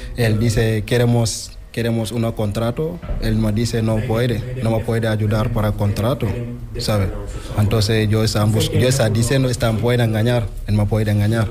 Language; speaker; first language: Spanish; non-native, learner; Wolof